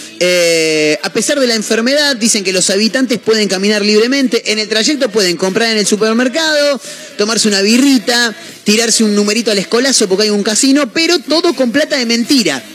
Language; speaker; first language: Spanish; native; Spanish